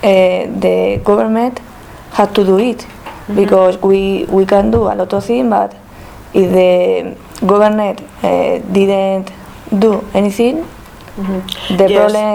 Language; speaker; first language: English; non-native, learner; Spanish